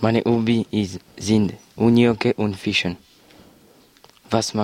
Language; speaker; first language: German; non-native, learner; French